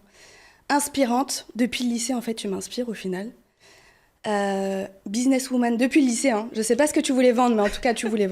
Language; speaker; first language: French; early bilingual, other home language; Portuguese